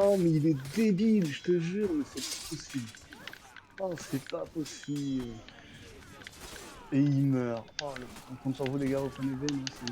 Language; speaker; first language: French; native; French